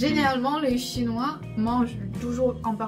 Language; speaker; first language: French; non-native, fluent; Chinese